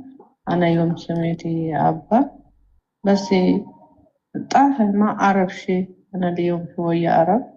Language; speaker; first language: Arabic; non-native, learner; Amharic